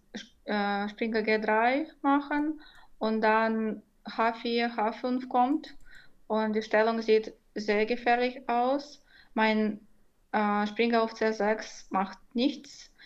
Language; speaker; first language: German; non-native, fluent; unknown